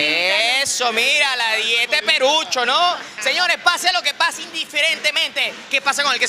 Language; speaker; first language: Spanish; native; Spanish